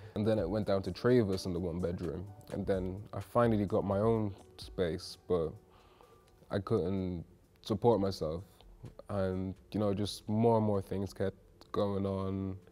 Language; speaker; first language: English; native; English